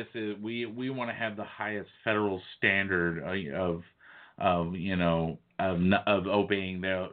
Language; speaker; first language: English; native; English